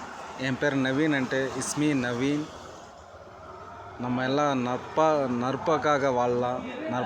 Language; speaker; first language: Tamil; non-native, local second language; Kannada